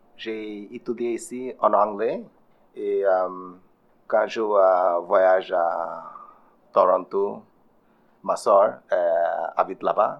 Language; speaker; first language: French; non-native, learner; Bangla